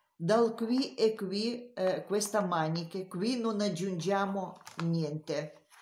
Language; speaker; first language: Italian; non-native, learner; Romanian